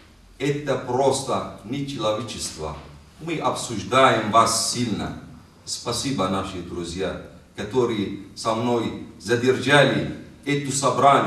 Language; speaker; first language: Russian; non-native, learner; Arabic